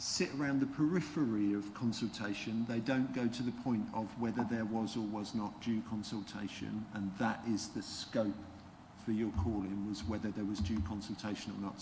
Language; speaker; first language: English; native; English